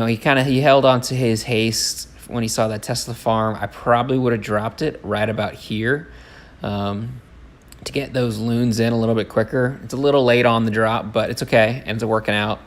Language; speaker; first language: English; native; English